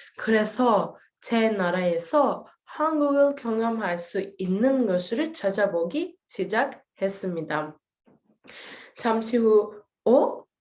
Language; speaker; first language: Korean; non-native, learner; Turkish